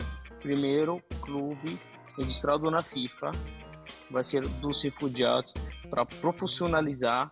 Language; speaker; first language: Portuguese; non-native, fluent; Arabic